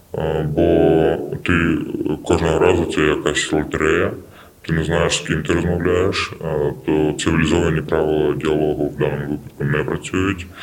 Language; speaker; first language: Ukrainian; non-native, local second language; Russian